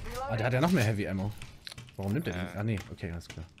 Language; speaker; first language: German; native; German